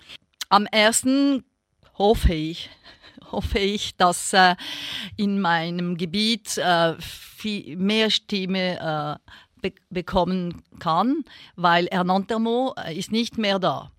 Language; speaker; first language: German; non-native, local second language; French